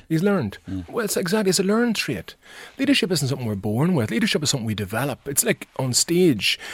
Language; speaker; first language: English; native; English